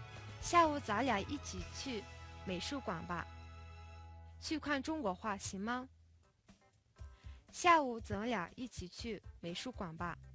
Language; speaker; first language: Chinese; non-native, fluent; Mongolian